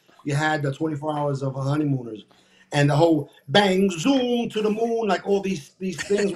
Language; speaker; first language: English; native; English